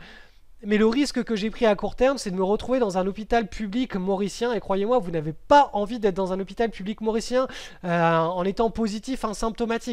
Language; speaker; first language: French; native; French